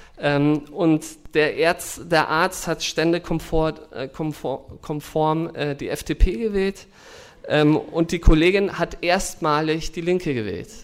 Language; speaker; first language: German; native; German